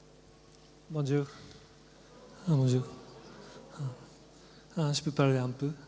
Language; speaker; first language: French; non-native, learner; Japanese